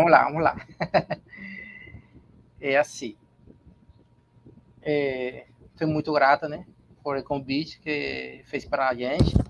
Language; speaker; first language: Portuguese; non-native, learner; Spanish